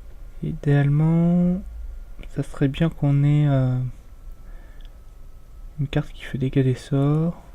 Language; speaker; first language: French; native; French